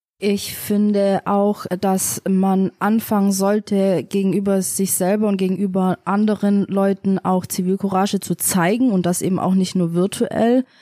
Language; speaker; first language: German; early bilingual, other home language; Turkish